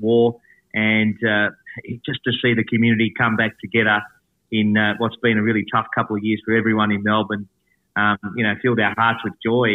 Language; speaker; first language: English; native; English